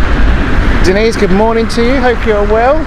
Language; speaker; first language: English; native; English